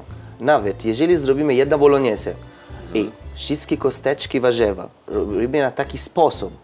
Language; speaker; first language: Polish; non-native, learner; Italian